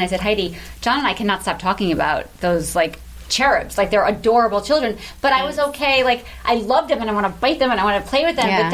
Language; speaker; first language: English; native; English